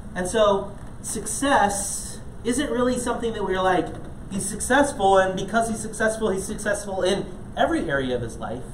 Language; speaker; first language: English; native; English